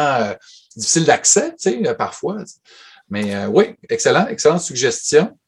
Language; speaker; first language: French; native; French